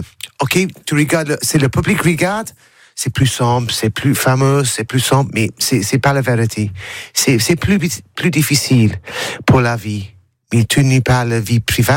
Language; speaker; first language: French; non-native, learner; English